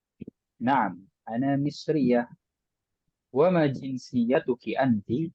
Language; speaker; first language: Arabic; non-native, fluent; Indonesian